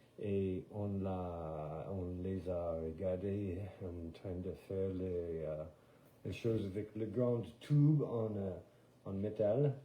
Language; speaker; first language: French; non-native, fluent; English